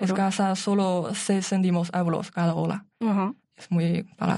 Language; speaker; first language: Spanish; non-native, learner; Chinese